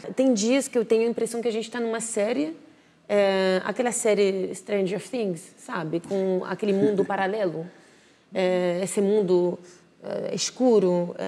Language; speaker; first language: Portuguese; non-native, fluent; French